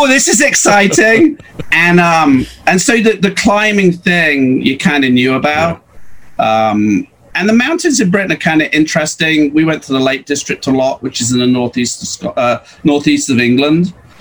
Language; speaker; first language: English; native; English